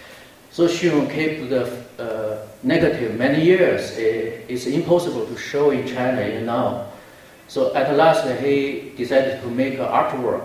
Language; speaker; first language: English; non-native, fluent; Chinese